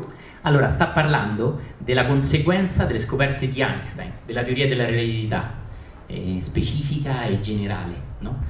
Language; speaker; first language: Italian; native; Italian